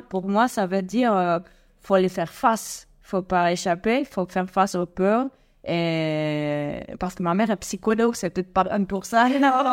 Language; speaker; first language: French; non-native, fluent; Spanish